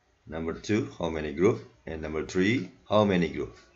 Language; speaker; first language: English; non-native, learner; Indonesian